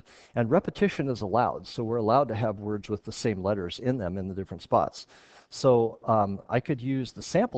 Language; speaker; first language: English; native; English